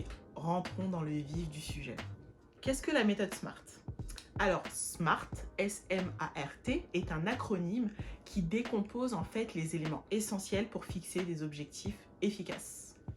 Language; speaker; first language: French; native; French